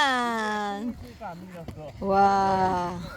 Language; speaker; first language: Korean; non-native, learner; Filipino